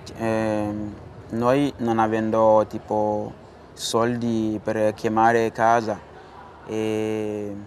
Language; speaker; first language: Italian; non-native, fluent; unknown